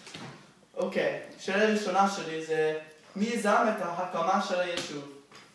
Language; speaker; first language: Hebrew; non-native, learner; English